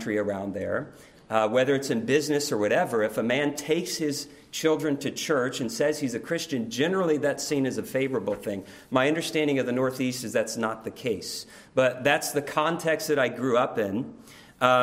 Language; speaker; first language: English; native; English